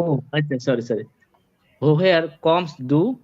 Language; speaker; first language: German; non-native, learner; Bangla